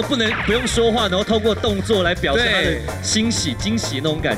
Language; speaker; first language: Chinese; native; Chinese